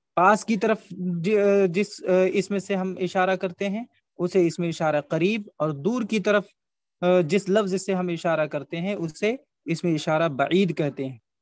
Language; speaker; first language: Hindi; native; Hindi